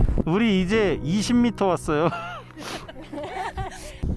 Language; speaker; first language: Korean; native; Korean